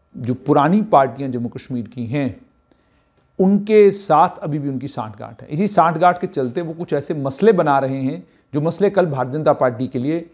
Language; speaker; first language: Hindi; non-native, local second language; Dogri